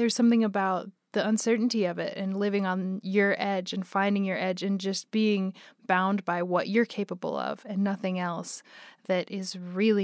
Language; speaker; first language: English; native; English